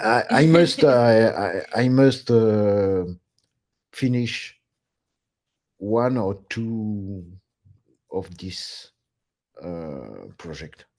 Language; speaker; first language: English; non-native, learner; French